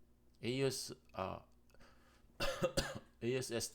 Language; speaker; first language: Spanish; non-native, learner; Korean